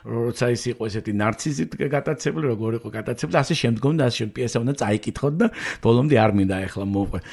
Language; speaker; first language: Georgian; native; Georgian